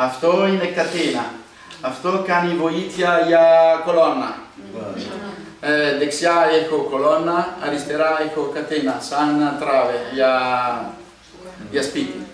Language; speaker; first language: Greek; non-native, learner; Italian